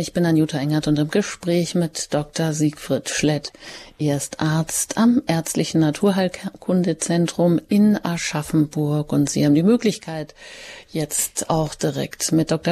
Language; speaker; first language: German; native; German